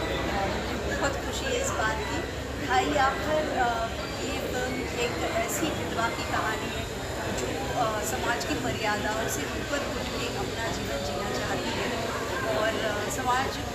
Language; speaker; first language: Hindi; native; Hindi